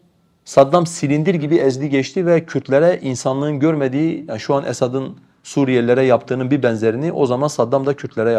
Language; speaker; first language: Turkish; non-native, local second language; Kurdish